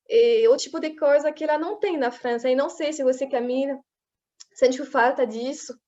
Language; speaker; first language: Portuguese; non-native, fluent; French